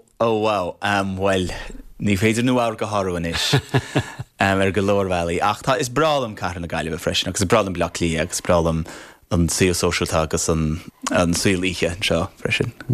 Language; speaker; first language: Irish; non-native, fluent; English